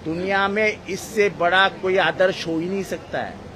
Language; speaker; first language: Hindi; non-native, local second language; Marathi